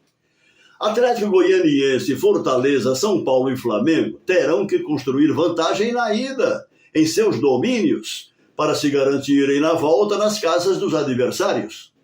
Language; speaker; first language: Portuguese; native; Portuguese